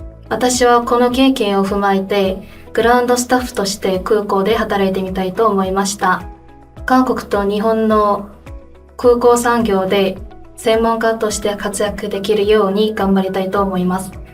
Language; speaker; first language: Japanese; non-native, fluent; Korean